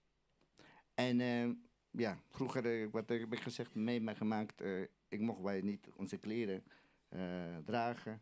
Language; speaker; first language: Dutch; non-native, learner; Aymara